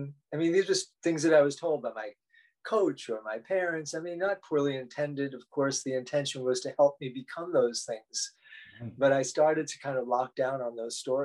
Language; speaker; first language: English; native; English